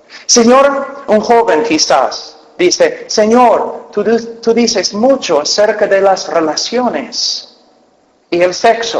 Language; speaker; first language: Spanish; non-native, fluent; English